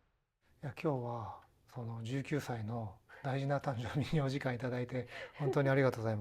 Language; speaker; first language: Japanese; native; Japanese